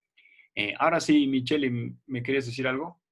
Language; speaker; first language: Spanish; native; Spanish